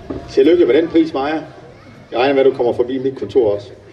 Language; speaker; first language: Danish; native; Danish